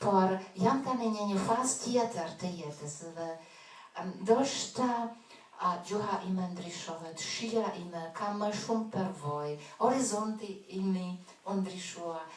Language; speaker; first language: Albanian; non-native, fluent; German